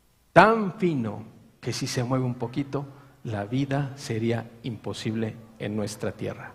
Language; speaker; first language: Spanish; native; Spanish